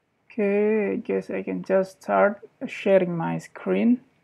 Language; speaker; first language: English; non-native, fluent; Indonesian